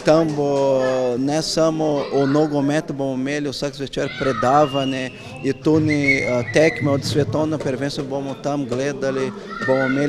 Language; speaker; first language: Slovenian; non-native, fluent; Portuguese